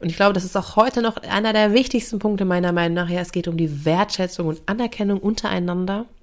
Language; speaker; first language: German; native; German